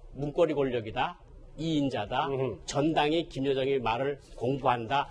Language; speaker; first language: Korean; native; Korean